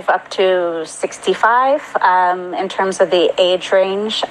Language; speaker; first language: English; native; English